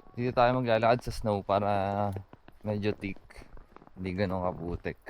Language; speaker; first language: Filipino; native; Filipino